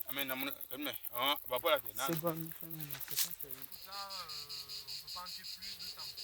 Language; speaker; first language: French; native; French